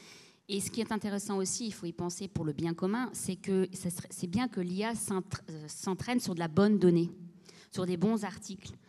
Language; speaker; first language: French; native; French